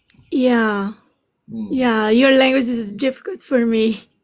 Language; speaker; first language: English; non-native, learner; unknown